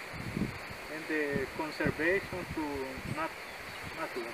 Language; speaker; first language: English; non-native, learner; Spanish